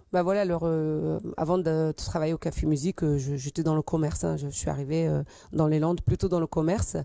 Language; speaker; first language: French; native; French